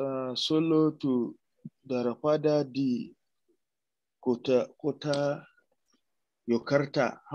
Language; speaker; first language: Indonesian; non-native, learner; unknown